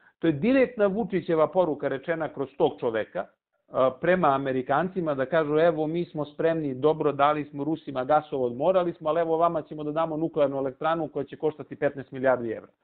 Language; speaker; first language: Serbian; native; Serbian